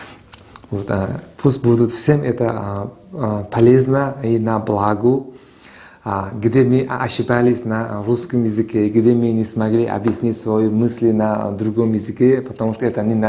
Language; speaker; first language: Russian; non-native, local second language; Uzbek